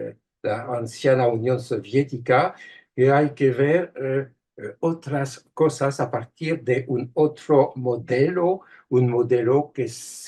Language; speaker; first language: Spanish; non-native, fluent; French